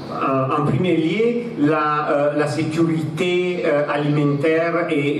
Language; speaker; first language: French; non-native, fluent; Italian